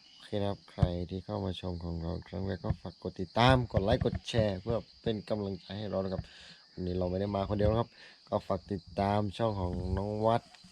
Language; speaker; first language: Thai; non-native, local second language; Karen languages